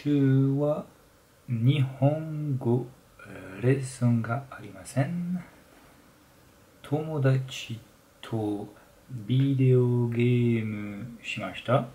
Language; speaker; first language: Japanese; non-native, learner; French